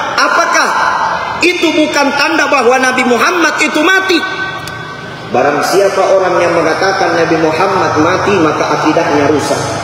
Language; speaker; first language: Malay; non-native, local second language; Buginese